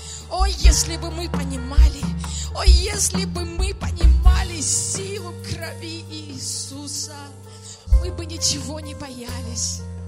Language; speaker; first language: Russian; native; Russian